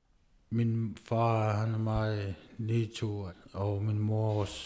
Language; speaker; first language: Danish; non-native, local second language; Kalaallisut